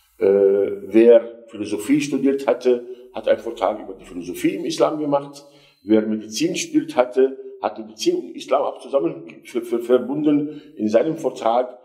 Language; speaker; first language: German; non-native, fluent; Arabic